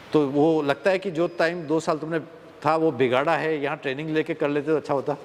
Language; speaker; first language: Hindi; native; Hindi